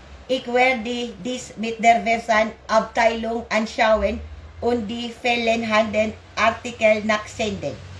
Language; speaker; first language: German; non-native, learner; Filipino